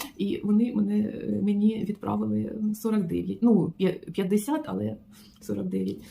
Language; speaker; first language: Ukrainian; non-native, local second language; Russian